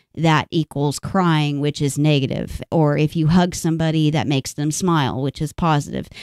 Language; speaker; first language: English; native; English